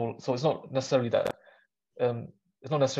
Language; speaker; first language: English; native; English